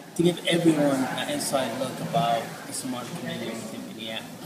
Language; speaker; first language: English; early bilingual, other home language; Somali